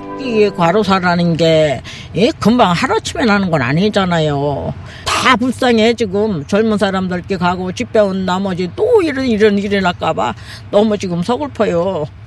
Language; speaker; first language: Korean; native; Korean